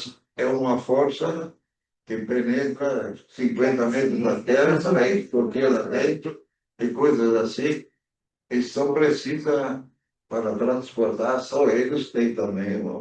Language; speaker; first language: Portuguese; early bilingual, other home language; German